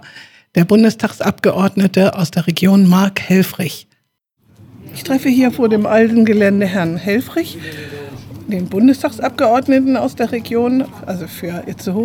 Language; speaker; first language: German; native; German